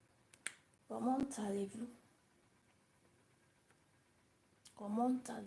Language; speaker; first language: French; non-native, learner; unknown